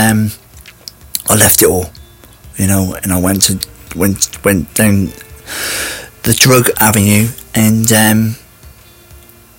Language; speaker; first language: English; native; English